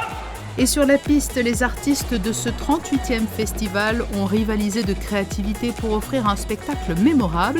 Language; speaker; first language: French; native; French